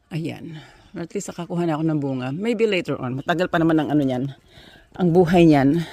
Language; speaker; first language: Filipino; non-native, local second language; Cebuano